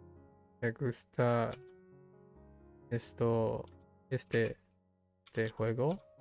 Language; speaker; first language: Spanish; non-native, learner; English